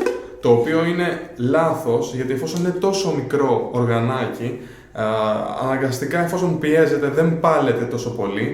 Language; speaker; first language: Greek; native; Greek